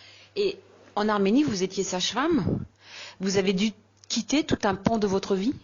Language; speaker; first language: French; native; French